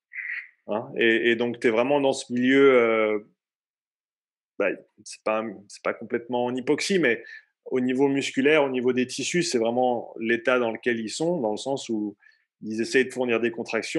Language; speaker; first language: French; native; French